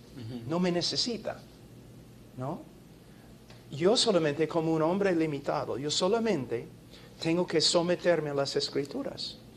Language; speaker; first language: Spanish; non-native, fluent; English